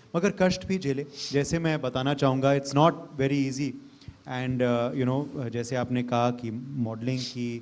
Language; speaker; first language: Hindi; native; Hindi